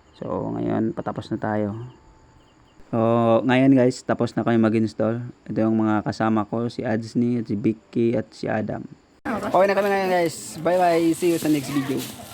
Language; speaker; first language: Filipino; non-native, local second language; Cebuano